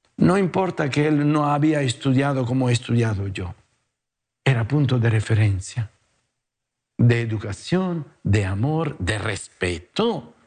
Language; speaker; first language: Spanish; non-native, fluent; Italian